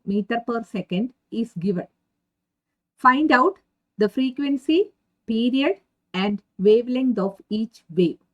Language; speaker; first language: English; non-native, local second language; Malayalam